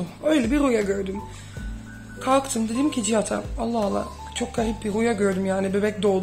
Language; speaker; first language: Turkish; early bilingual, heritage; Dutch